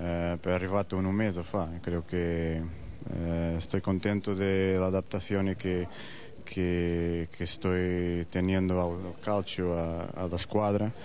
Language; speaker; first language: Italian; non-native, learner; Portuguese